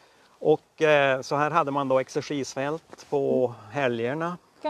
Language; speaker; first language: Swedish; native; Swedish